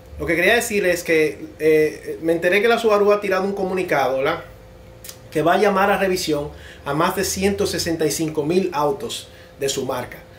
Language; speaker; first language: Spanish; native; Spanish